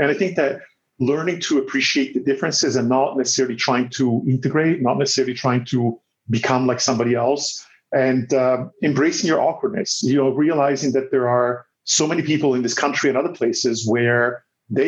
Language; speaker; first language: English; non-native, fluent; Italian